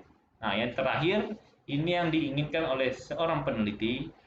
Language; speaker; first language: Indonesian; native; Indonesian